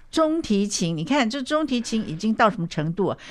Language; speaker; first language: Chinese; non-native, fluent; Russian